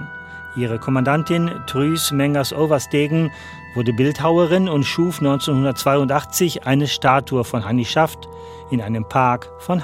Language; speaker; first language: German; native; German